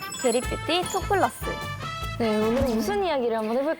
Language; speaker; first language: Korean; native; Korean